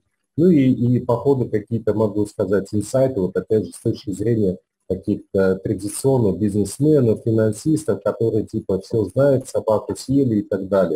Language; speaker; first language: Russian; native; Russian